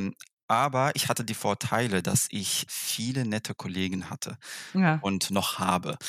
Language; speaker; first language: German; non-native, fluent; Arabic